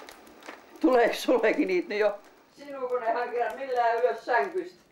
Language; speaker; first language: Finnish; native; Finnish